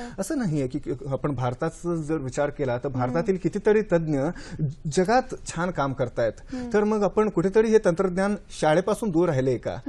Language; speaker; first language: Marathi; non-native, local second language; Kannada